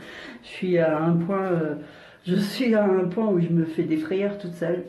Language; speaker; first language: French; native; French